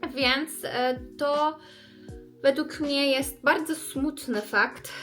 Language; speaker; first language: Polish; non-native, learner; Persian